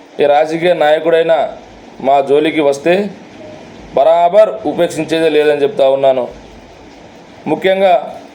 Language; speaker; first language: Telugu; non-native, local second language; Lambadi